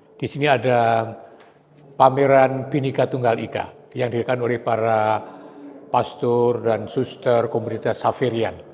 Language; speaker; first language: Indonesian; native; Indonesian